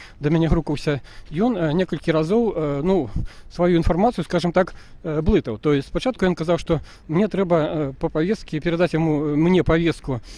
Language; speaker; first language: Belarusian; non-native, local second language; Russian